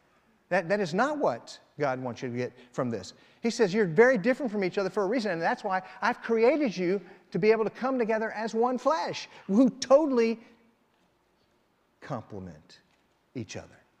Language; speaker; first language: English; native; English